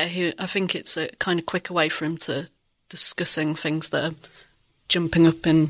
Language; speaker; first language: English; native; English